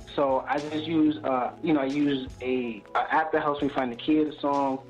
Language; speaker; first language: English; native; English